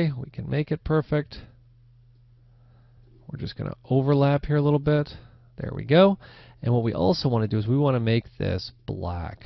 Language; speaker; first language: English; native; English